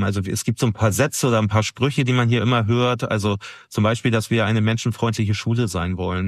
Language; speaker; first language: German; native; German